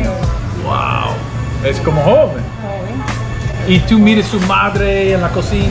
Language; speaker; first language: Spanish; non-native, learner; English